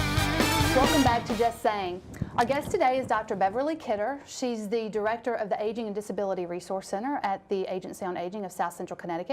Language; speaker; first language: English; native; English